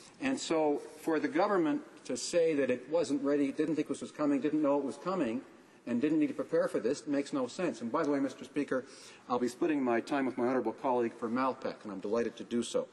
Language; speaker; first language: English; native; English